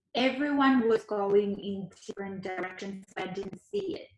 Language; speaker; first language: English; early bilingual, other home language; Ukrainian